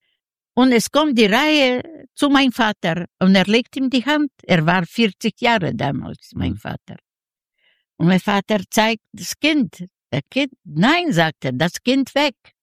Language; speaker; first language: German; non-native, learner; Yiddish